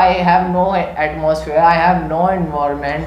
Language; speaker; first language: English; non-native, learner; Hindi